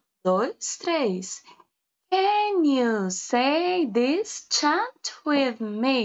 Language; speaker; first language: English; non-native, learner; Portuguese